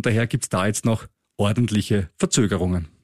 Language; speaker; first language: German; native; German